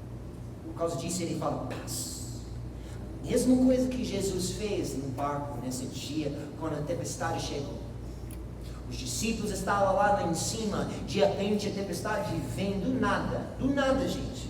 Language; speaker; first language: Portuguese; non-native, fluent; English